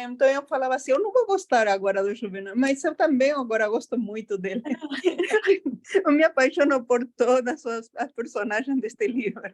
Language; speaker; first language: Portuguese; non-native, fluent; Spanish